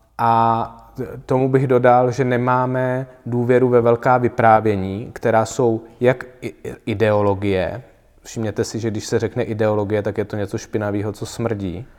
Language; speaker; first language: Czech; native; Czech